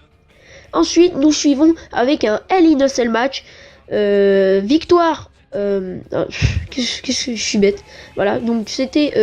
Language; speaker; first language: French; native; French